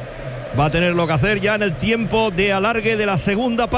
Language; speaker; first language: Spanish; native; Spanish